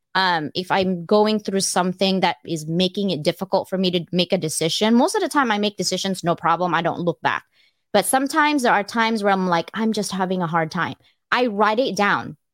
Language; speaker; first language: English; early bilingual, other home language; Cebuano